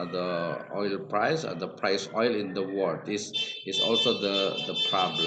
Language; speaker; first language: English; non-native, learner; Indonesian